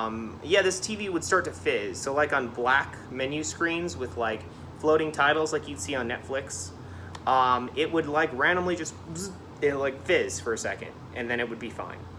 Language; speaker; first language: English; native; English